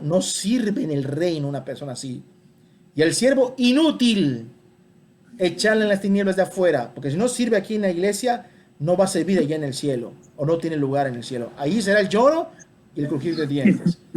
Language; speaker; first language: Spanish; native; Spanish